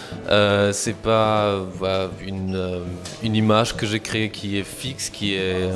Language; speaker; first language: French; non-native, fluent; German